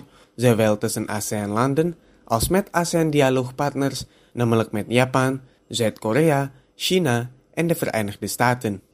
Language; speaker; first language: Dutch; non-native, fluent; Indonesian